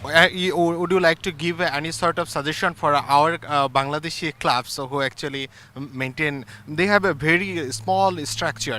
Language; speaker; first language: English; non-native, fluent; Bangla